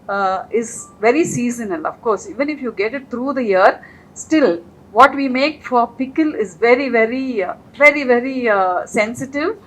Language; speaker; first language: English; non-native, local second language; Telugu